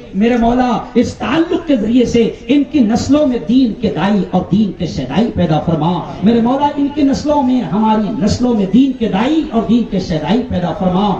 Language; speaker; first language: Urdu; native; Urdu